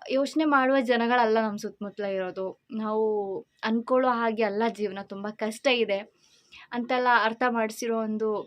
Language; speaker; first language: Kannada; non-native, local second language; Malayalam